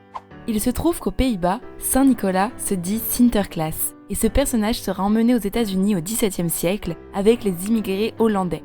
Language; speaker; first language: French; native; French